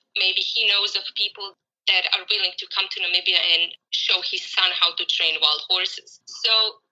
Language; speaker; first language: English; non-native, fluent; Croatian